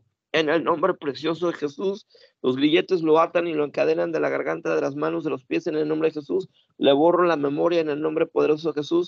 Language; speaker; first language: Spanish; native; Spanish